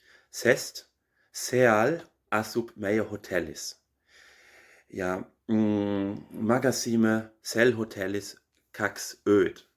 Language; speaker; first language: Estonian; non-native, learner; German